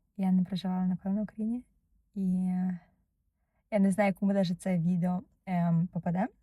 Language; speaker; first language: Ukrainian; non-native, learner; Russian